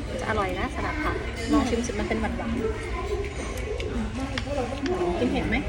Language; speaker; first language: Thai; native; Thai